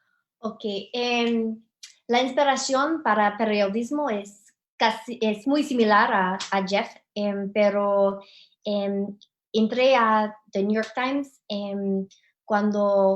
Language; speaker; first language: Spanish; non-native, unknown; English